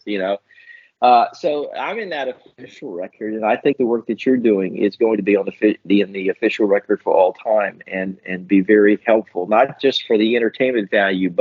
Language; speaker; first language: English; native; English